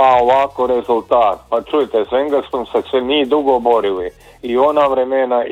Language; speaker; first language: Serbian; native; Serbian